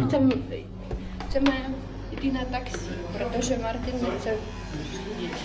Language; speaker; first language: Czech; non-native, learner; Ukrainian